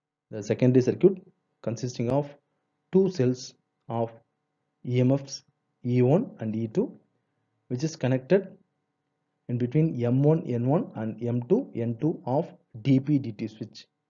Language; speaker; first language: English; non-native, local second language; Tamil